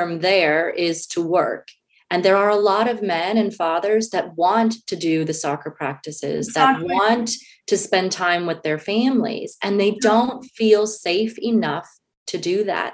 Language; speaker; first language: English; native; English